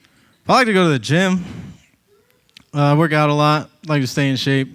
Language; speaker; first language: English; native; English